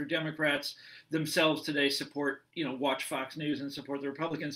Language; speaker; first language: English; native; English